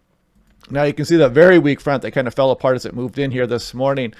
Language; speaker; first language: English; native; English